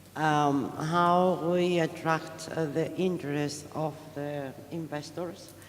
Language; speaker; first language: English; non-native, fluent; Greek